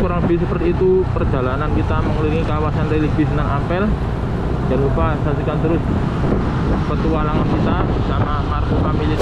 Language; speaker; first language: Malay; non-native, local second language; Javanese